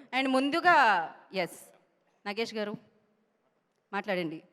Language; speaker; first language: Telugu; native; Telugu